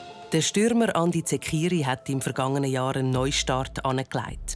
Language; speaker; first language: German; native; German